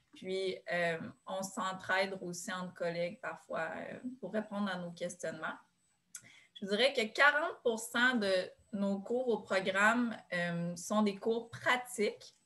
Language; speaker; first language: French; native; French